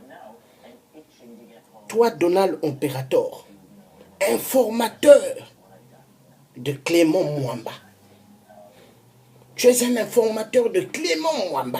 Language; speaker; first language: French; non-native, local second language; Kongo